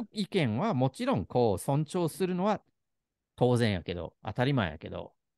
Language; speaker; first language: Japanese; non-native, fluent; English